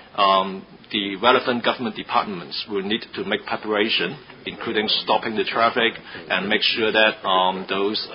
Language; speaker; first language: English; non-native, local second language; Cantonese